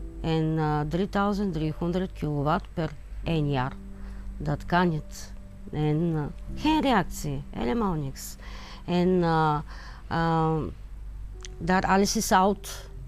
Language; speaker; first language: Dutch; non-native, learner; Bulgarian